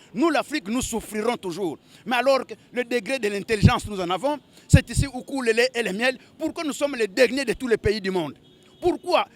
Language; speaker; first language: French; non-native, local second language; Lingala